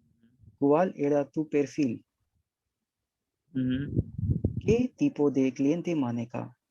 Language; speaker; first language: Spanish; non-native, learner; Hindi